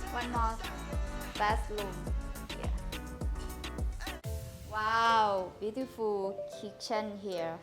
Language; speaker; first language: English; non-native, learner; Thai